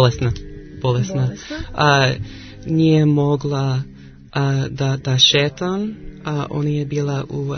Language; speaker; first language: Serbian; non-native, learner; English